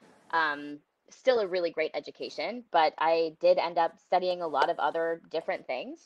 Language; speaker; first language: English; native; English